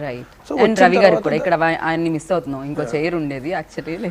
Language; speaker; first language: Telugu; native; Telugu